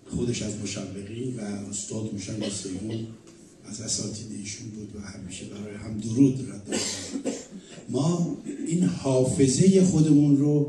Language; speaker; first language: Persian; native; Persian